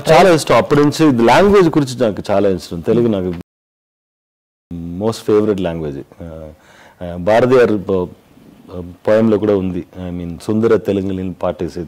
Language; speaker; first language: Telugu; non-native, learner; Tamil